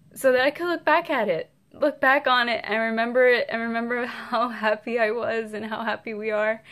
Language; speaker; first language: English; early bilingual, other home language; Spanish